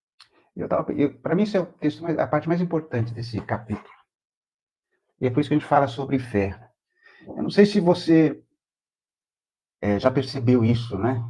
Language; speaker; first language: Portuguese; native; Portuguese